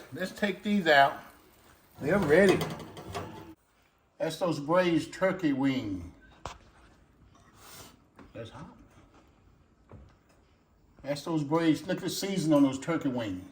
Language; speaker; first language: English; native; English